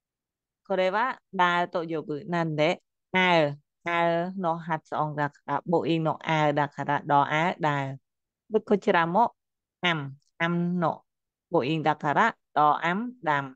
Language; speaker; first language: Japanese; non-native, fluent; Khmer